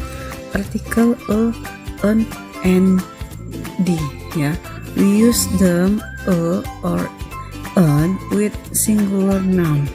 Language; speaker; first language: English; non-native, learner; Indonesian